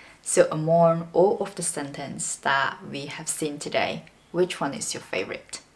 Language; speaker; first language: English; non-native, fluent; Chinese